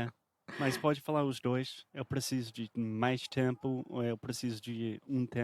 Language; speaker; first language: Portuguese; non-native, fluent; English